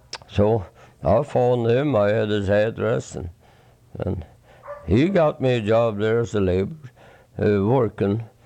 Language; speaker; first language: English; non-native, fluent; Swedish